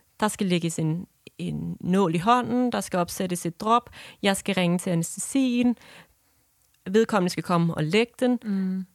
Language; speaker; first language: Danish; native; Danish